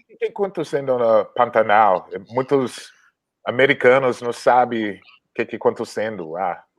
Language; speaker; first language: Portuguese; non-native, learner; English